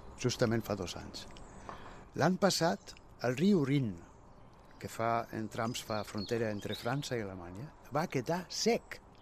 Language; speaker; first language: Catalan; non-native, fluent; German